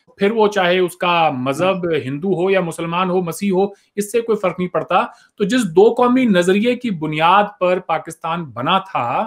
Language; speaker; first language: Hindi; native; Hindi